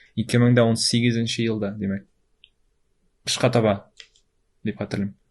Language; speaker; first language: Tatar; native; Tatar